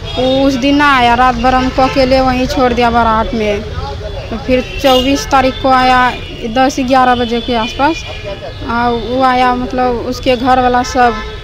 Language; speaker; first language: Hindi; native; Hindi